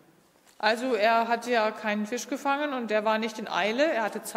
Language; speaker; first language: German; native; German